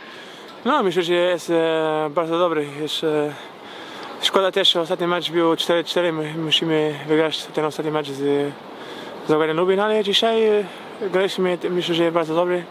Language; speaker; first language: Polish; non-native, learner; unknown